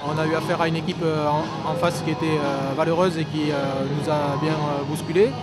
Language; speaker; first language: French; native; French